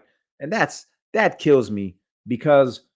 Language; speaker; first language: English; native; English